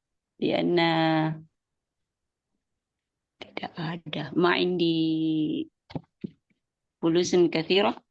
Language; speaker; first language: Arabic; non-native, learner; Indonesian